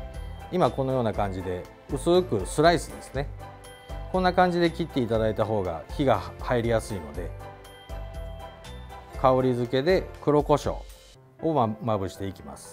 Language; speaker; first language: Japanese; native; Japanese